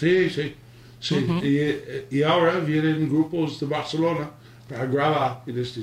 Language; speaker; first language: Spanish; non-native, learner; English